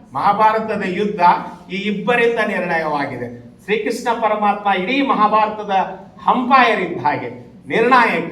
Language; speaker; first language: Kannada; native; Kannada